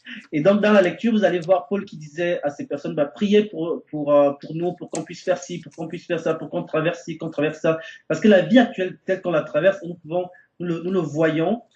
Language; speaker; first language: French; native; French